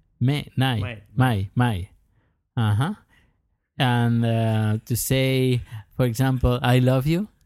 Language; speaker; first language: English; non-native, learner; Spanish